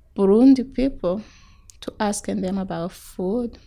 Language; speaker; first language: English; non-native, local second language; Rundi